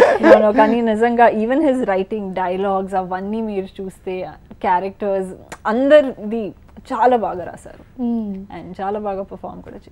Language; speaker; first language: Telugu; non-native, learner; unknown